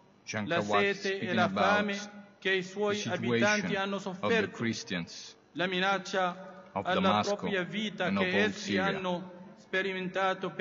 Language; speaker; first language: Italian; non-native, fluent; Arabic